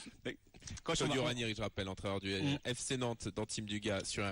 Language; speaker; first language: French; native; French